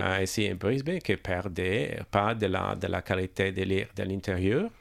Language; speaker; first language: French; non-native, learner; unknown